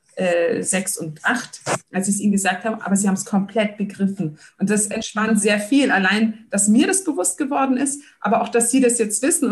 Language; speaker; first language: German; early bilingual, other home language; Turkish